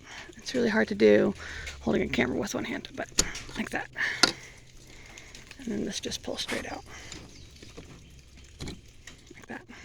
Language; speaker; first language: English; native; English